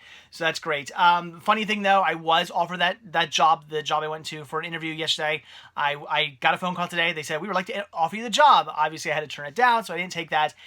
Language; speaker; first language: English; native; English